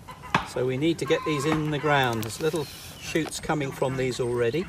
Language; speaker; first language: English; native; English